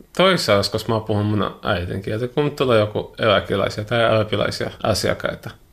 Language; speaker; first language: Finnish; non-native, learner; Arabic